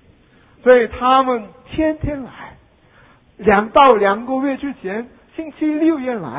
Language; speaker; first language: Chinese; non-native, fluent; Korean